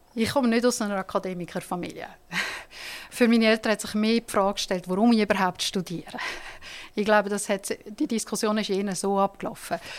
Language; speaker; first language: German; non-native, local second language; French